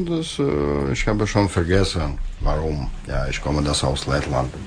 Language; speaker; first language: German; non-native, learner; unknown